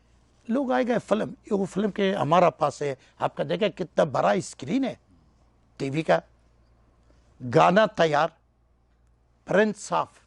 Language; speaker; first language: Hindi; non-native, learner; Persian